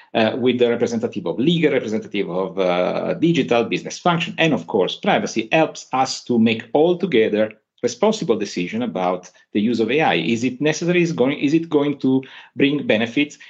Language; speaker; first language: English; non-native, fluent; Italian